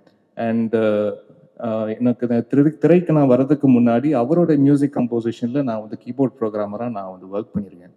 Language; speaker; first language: Tamil; native; Tamil